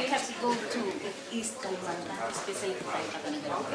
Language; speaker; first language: English; non-native, learner; Indonesian